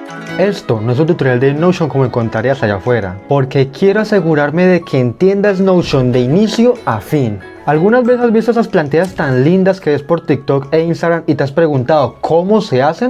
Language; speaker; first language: Spanish; native; Spanish